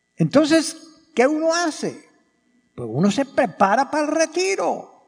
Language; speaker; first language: Spanish; early bilingual, heritage; English